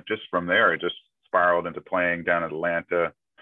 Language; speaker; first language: English; native; English